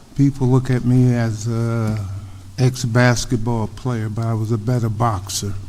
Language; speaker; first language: English; native; English